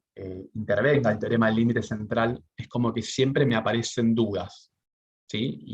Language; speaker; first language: Spanish; native; Spanish